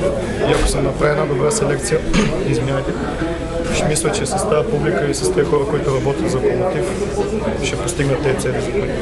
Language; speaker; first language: Bulgarian; native; Bulgarian